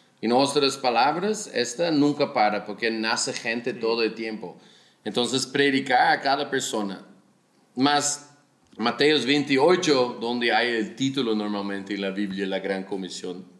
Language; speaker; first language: Spanish; non-native, learner; Dutch